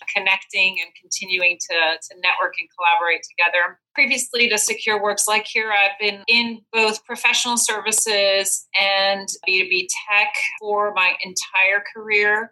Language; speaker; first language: English; non-native, fluent; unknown